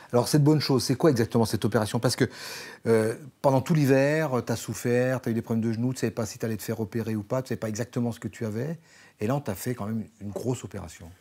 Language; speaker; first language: French; native; French